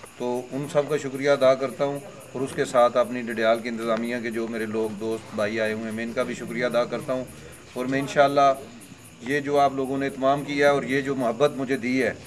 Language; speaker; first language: Urdu; non-native, local second language; Pahari-Potwari